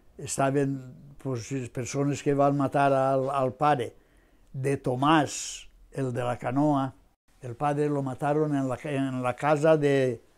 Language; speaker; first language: Catalan; native; Catalan